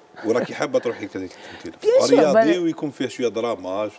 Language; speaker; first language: Arabic; native; Arabic